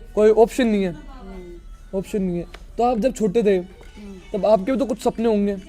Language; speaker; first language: Hindi; native; Hindi